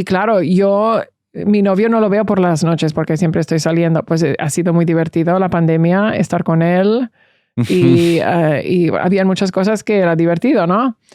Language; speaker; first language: Spanish; early bilingual, heritage; English